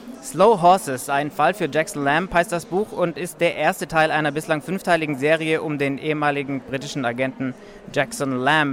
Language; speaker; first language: German; native; German